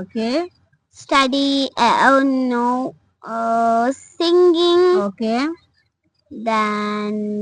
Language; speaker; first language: English; non-native, learner; Malayalam